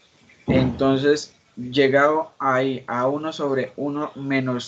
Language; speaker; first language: Spanish; native; Spanish